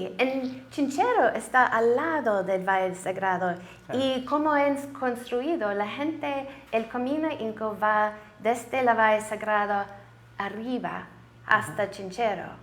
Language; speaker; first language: Spanish; non-native, learner; English